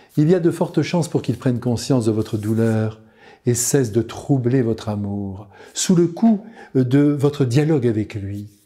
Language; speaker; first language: French; native; French